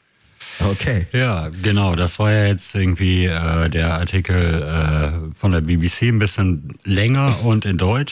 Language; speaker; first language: German; native; German